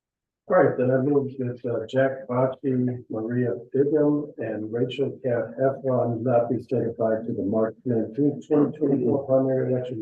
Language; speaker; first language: English; native; English